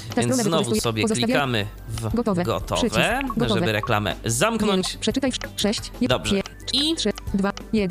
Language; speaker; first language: Polish; native; Polish